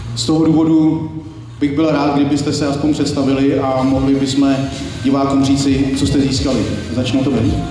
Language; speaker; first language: Czech; native; Czech